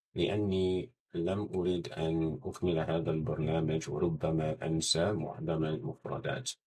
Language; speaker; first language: Arabic; non-native, fluent; English